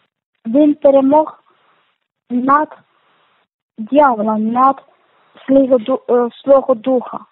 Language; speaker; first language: Ukrainian; non-native, learner; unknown